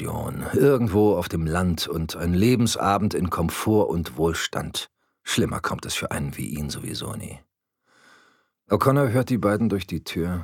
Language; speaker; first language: German; native; German